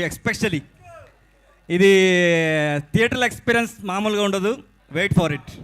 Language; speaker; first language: Telugu; non-native, learner; Kannada